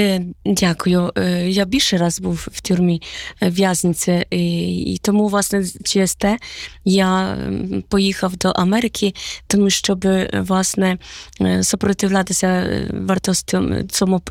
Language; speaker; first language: Polish; non-native, learner; Ukrainian